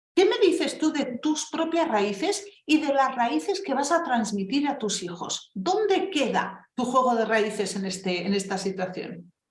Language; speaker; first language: Spanish; early bilingual, other home language; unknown